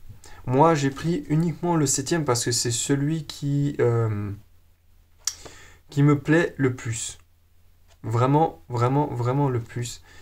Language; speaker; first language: French; native; French